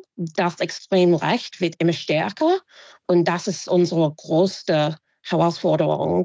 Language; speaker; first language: German; non-native, fluent; English